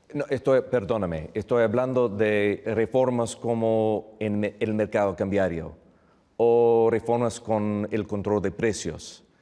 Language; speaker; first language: Spanish; non-native, fluent; English